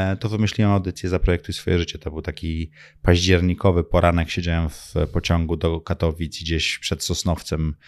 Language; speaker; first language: Polish; early bilingual, heritage; Polish